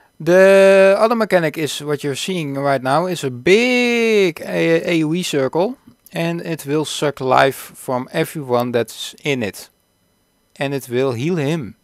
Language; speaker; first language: English; non-native, fluent; Dutch